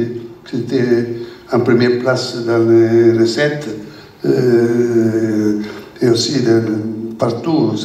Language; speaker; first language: French; non-native, learner; Italian